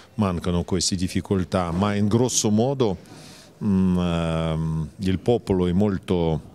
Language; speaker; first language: Italian; non-native, fluent; Russian